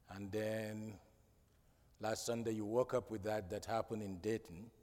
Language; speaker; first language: English; non-native, local second language; Krio